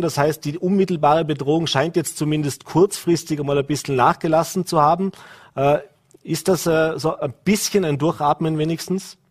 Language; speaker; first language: German; native; German